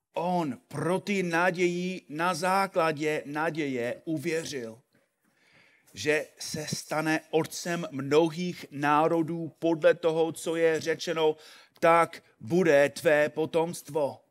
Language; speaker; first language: Czech; non-native, fluent; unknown